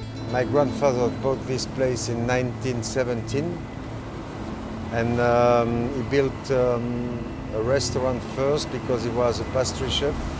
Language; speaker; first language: English; non-native, fluent; French